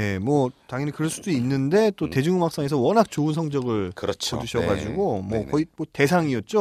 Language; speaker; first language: Korean; native; Korean